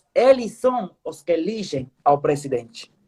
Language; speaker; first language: Portuguese; non-native, fluent; Spanish